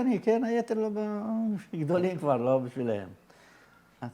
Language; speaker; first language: Hebrew; early bilingual, other home language; Arabic